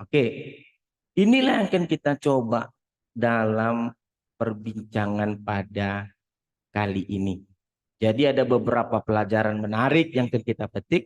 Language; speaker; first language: Indonesian; native; Indonesian